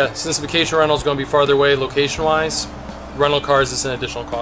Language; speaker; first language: English; native; English